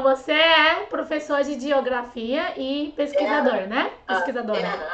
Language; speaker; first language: Portuguese; non-native, fluent; Chinese